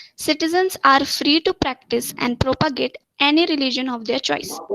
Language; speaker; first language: English; non-native, local second language; Marathi